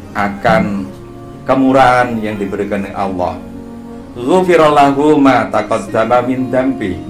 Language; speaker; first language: Indonesian; native; Indonesian